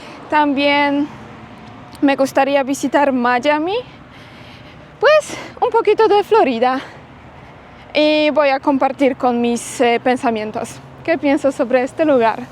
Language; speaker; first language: Spanish; non-native, fluent; Polish